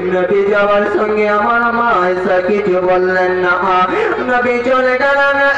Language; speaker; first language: Bangla; non-native, local second language; Urdu